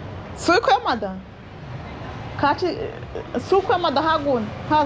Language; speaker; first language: Turkish; non-native, learner; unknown